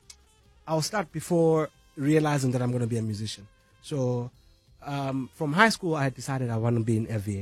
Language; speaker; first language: English; non-native, local second language; Zulu